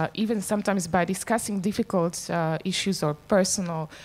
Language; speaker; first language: English; non-native, fluent; Slovak